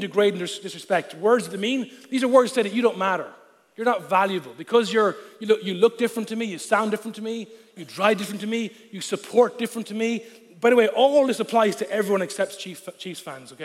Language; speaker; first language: English; non-native, local second language; Irish